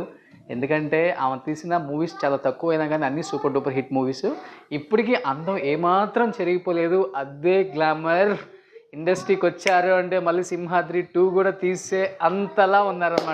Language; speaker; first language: Telugu; native; Telugu